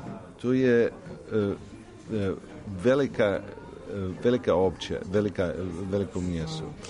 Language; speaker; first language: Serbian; non-native, fluent; English